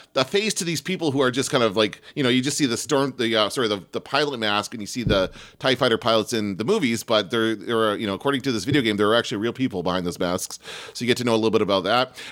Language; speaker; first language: English; native; English